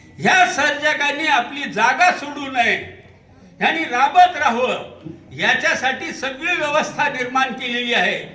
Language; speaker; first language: Marathi; non-native, local second language; Urdu